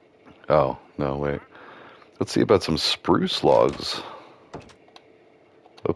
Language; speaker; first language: English; native; English